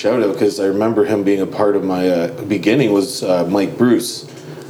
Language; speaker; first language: English; native; English